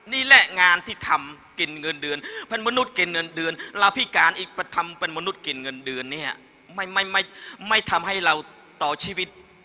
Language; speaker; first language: Thai; non-native, learner; Khmer